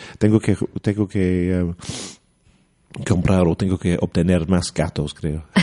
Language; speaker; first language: Spanish; non-native, learner; English